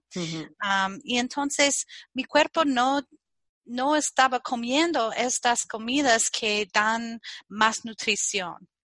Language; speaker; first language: Spanish; non-native, fluent; English